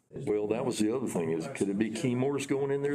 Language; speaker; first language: English; native; English